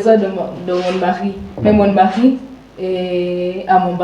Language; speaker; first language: French; non-native, learner; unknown